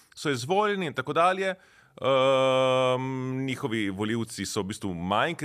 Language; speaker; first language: Slovenian; native; Slovenian